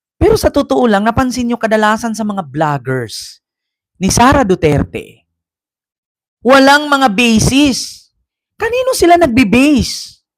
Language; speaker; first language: Filipino; native; Filipino